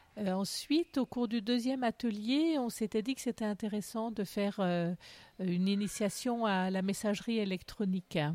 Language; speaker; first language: French; native; French